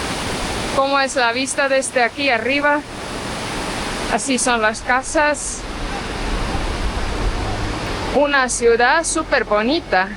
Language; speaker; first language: Spanish; non-native, fluent; Portuguese